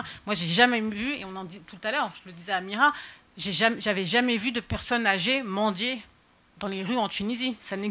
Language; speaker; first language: French; native; French